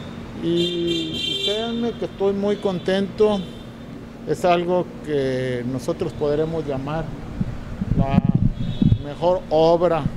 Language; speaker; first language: Spanish; native; Spanish